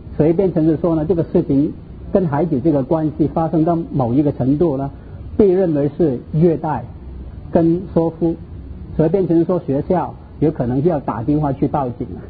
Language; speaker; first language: Chinese; non-native, local second language; Cantonese